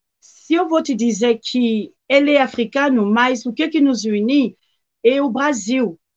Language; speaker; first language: Portuguese; non-native, fluent; Lingala